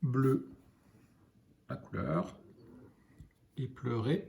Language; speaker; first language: French; native; French